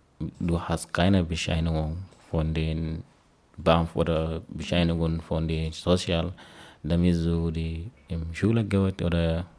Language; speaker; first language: German; non-native, learner; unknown